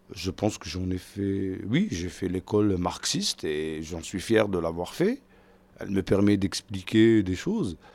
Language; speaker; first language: French; non-native, local second language; Arabic